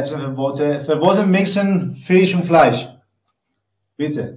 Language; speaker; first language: German; non-native, learner; Spanish